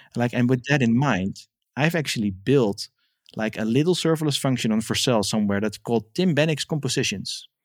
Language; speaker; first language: English; non-native, fluent; Dutch